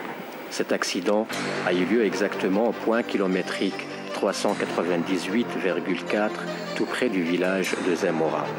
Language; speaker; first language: French; non-native, local second language; Arabic